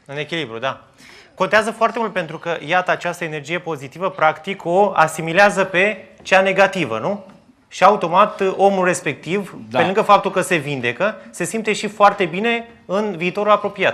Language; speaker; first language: Romanian; native; Romanian